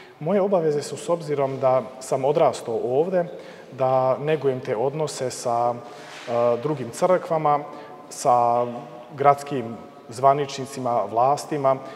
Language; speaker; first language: Croatian; early bilingual, heritage; Serbian